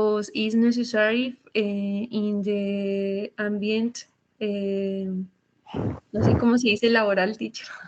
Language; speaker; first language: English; non-native, learner; Spanish